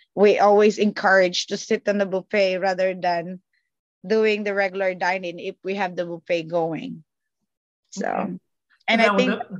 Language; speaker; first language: English; non-native, local second language; Filipino